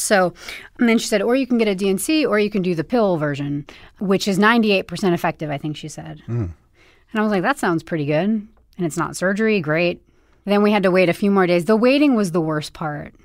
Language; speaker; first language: English; native; English